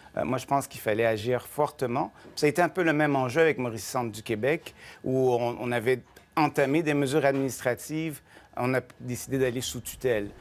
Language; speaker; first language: French; native; French